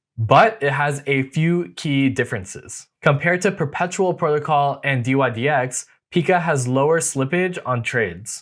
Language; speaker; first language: English; native; English